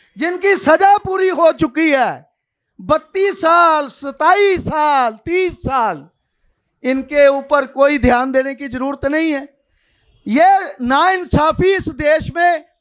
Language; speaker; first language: Hindi; non-native, local second language; Punjabi